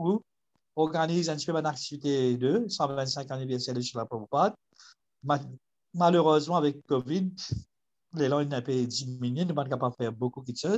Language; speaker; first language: French; non-native, learner; Morisyen